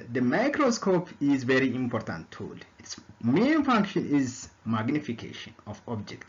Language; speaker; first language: English; non-native, local second language; Amharic